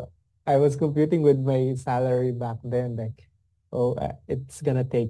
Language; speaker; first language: English; non-native, local second language; Filipino